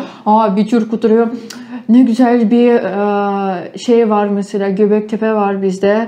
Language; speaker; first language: Turkish; non-native, fluent; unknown